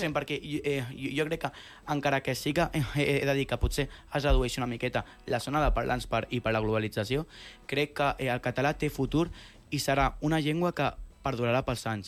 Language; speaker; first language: Catalan; non-native, local second language; Spanish